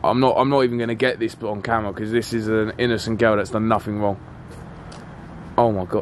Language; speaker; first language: English; native; English